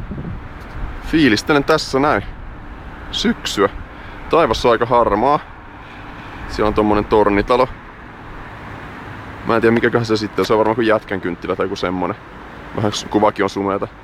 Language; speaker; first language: Finnish; native; Finnish